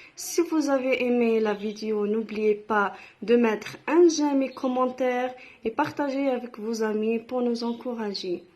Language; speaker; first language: French; non-native, local second language; Arabic